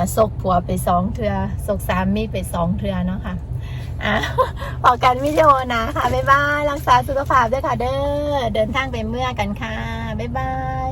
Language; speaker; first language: Thai; native; Thai